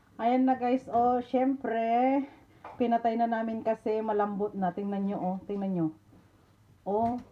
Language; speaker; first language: Filipino; native; Filipino